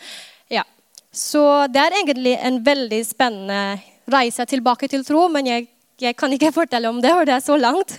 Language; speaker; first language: Norwegian; non-native, fluent; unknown